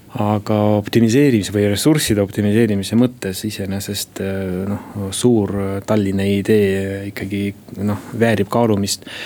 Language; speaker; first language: Estonian; non-native, local second language; Russian